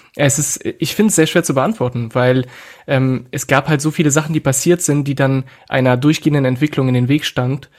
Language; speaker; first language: German; non-native, fluent; French